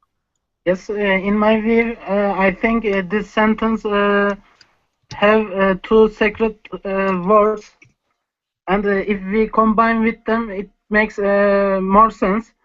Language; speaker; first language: English; non-native, learner; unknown